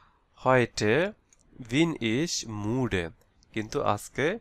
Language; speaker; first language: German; non-native, learner; Bangla